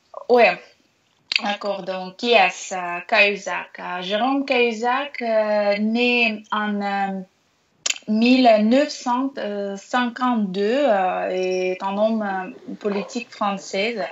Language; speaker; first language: French; non-native, learner; Russian